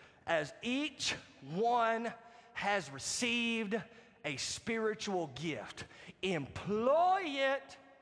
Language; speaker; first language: English; native; English